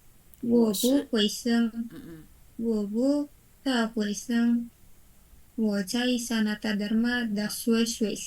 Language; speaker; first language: Chinese; non-native, learner; Indonesian